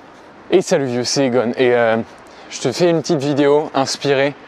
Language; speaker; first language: French; native; French